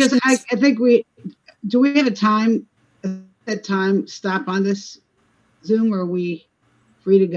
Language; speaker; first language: English; native; English